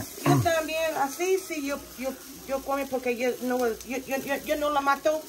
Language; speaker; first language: Spanish; non-native, learner; English